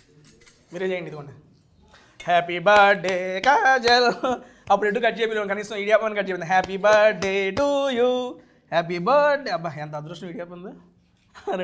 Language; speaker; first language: Telugu; native; Telugu